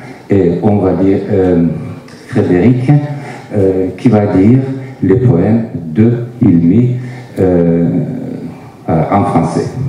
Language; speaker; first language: French; non-native, fluent; Turkish